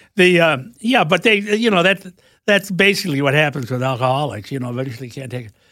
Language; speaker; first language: English; native; English